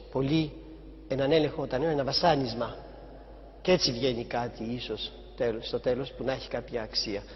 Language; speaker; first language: Greek; early bilingual, heritage; Greek